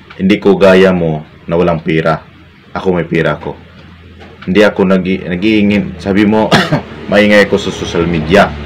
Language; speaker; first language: Filipino; non-native, local second language; Cebuano